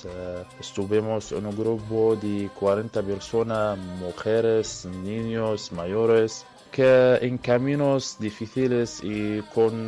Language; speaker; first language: Spanish; early bilingual, other home language; Arabic